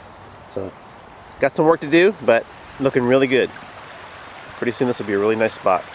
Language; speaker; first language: English; native; English